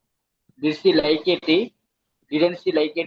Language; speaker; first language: English; non-native, learner; Telugu